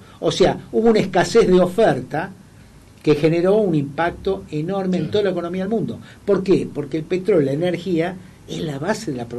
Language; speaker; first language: Spanish; native; Spanish